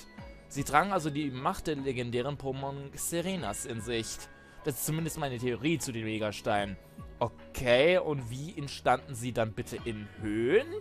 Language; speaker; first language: German; native; German